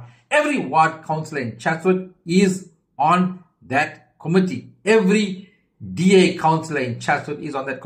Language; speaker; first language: English; native; English